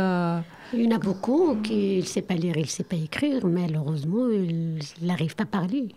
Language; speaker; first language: French; non-native, learner; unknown